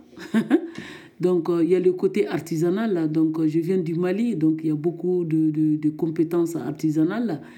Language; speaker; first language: French; non-native, local second language; Soninke